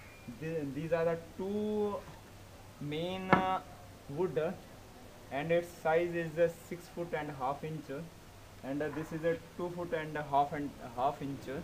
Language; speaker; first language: English; non-native, local second language; Hindi